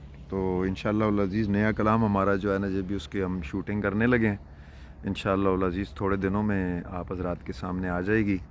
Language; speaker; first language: Urdu; native; Urdu